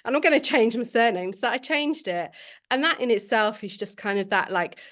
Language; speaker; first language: English; native; English